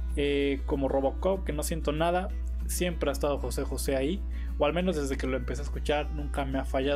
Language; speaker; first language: Spanish; native; Spanish